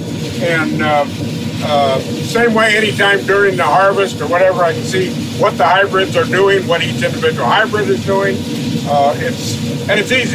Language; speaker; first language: English; native; English